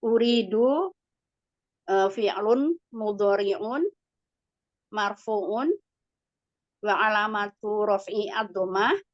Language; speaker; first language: Arabic; non-native, learner; Indonesian